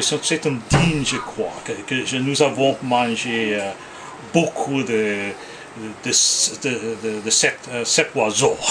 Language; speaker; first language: French; non-native, learner; English